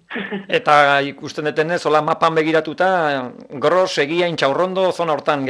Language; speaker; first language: Basque; native; Basque